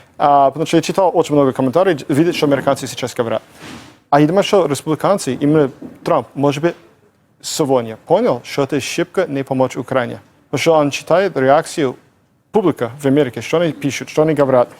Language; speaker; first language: Russian; non-native, fluent; English